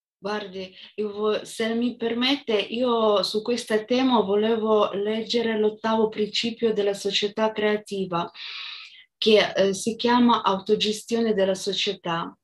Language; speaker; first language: Italian; non-native, fluent; Russian